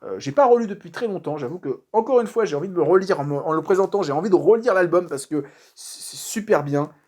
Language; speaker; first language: French; native; French